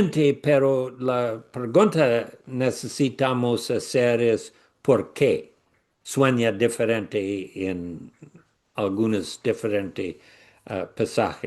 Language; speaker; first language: Spanish; non-native, learner; English